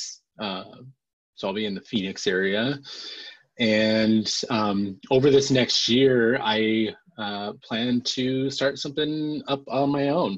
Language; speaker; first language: English; native; English